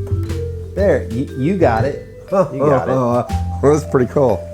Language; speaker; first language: English; native; English